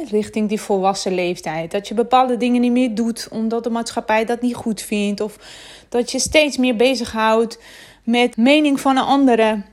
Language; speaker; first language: Dutch; non-native, fluent; Armenian